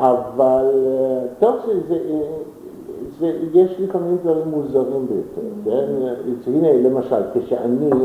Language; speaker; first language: Hebrew; non-native, fluent; German